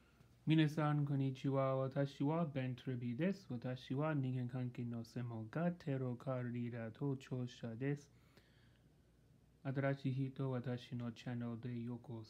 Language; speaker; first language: Japanese; non-native, learner; English